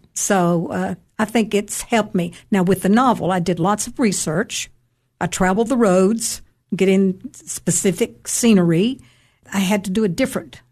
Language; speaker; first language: English; native; English